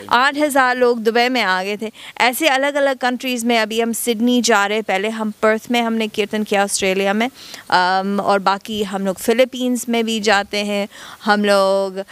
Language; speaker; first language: Hindi; non-native, fluent; English